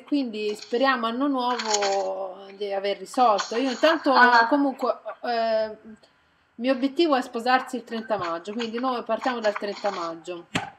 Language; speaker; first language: Italian; native; Italian